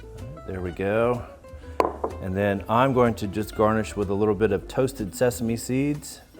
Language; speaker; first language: English; native; English